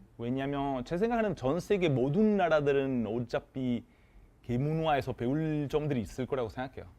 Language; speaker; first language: Korean; non-native, fluent; Italian